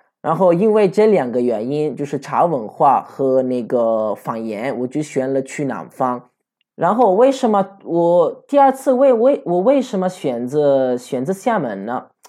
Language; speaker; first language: Chinese; non-native, fluent; Italian